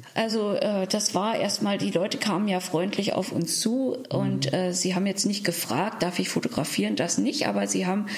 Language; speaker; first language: German; native; German